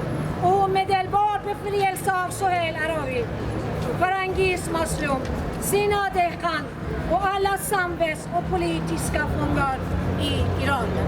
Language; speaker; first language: Swedish; non-native, fluent; Persian